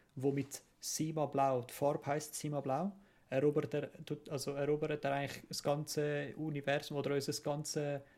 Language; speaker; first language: German; native; German